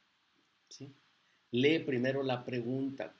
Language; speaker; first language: Spanish; native; Spanish